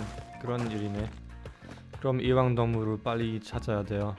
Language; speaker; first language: Korean; non-native, learner; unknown